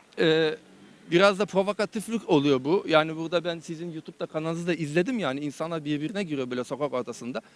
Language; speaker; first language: Turkish; early bilingual, heritage; Turkish